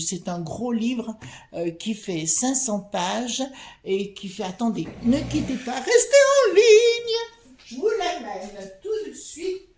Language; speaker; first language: French; native; French